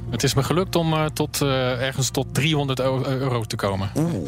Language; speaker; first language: Dutch; early bilingual, heritage; Dutch